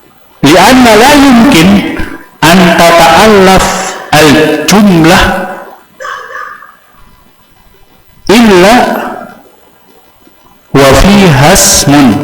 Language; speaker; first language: Arabic; non-native, fluent; Indonesian